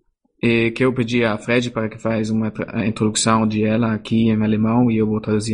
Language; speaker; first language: Portuguese; non-native, fluent; German